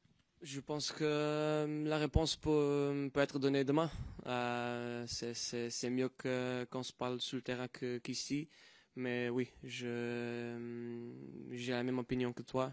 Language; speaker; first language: French; non-native, fluent; Portuguese